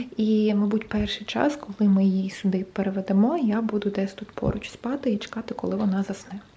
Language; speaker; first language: Ukrainian; non-native, local second language; Russian